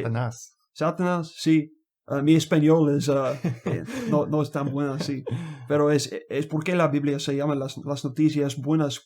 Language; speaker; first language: Spanish; non-native, learner; English